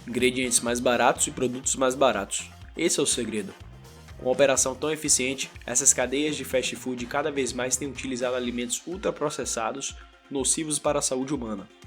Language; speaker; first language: Portuguese; native; Portuguese